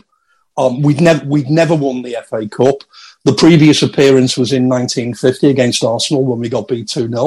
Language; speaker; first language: English; native; English